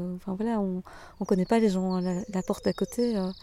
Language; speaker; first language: French; native; French